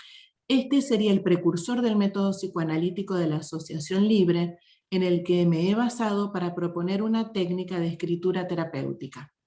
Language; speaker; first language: Spanish; native; Spanish